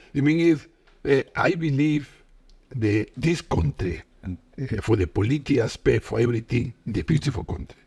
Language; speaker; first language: English; non-native, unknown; Spanish